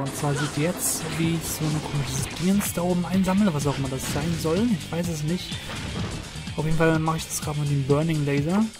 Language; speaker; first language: German; native; German